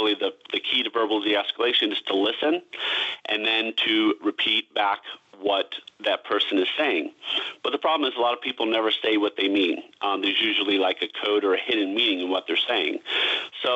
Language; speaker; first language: English; native; English